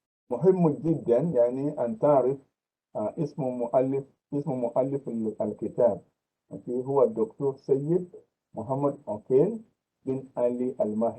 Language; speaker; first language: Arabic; non-native, fluent; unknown